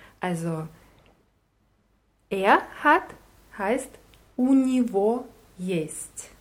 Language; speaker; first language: German; non-native, fluent; Russian